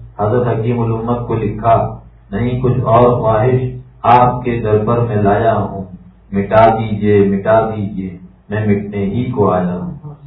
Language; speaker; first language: Urdu; native; Urdu